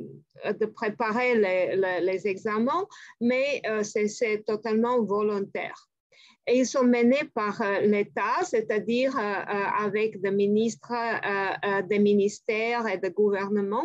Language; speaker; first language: French; non-native, fluent; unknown